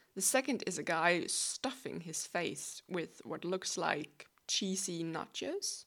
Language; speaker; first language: English; non-native, fluent; Danish